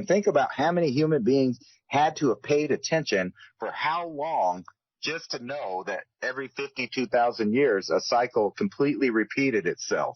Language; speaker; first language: English; native; English